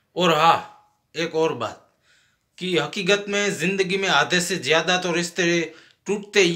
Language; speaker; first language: Hindi; non-native, local second language; Gujarati